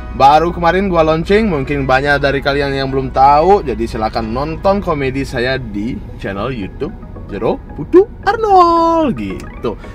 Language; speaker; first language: Indonesian; non-native, fluent; Russian